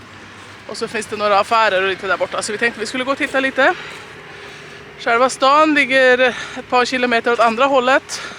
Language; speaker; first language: Swedish; native; Swedish